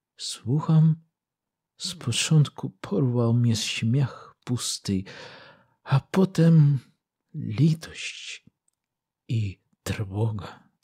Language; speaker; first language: Polish; early bilingual, heritage; Polish